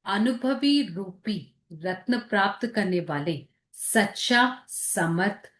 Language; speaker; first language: Hindi; non-native, local second language; Telugu